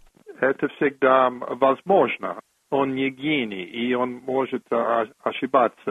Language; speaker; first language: Russian; non-native, fluent; English